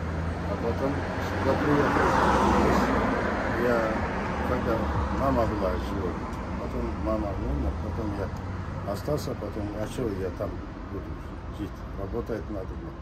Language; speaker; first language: Russian; non-native, local second language; Kazakh